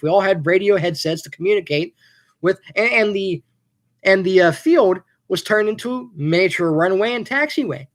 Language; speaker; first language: English; native; English